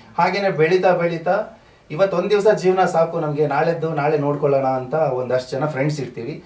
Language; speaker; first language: Kannada; non-native, local second language; Tulu